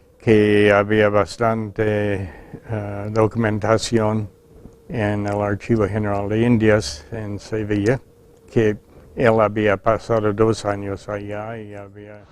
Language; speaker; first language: Spanish; non-native, fluent; English